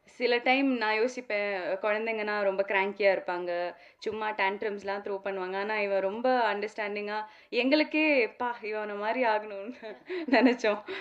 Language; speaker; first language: Tamil; non-native, local second language; Malayalam